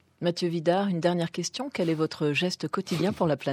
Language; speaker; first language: French; native; French